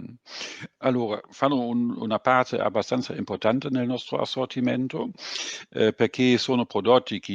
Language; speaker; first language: Italian; non-native, fluent; German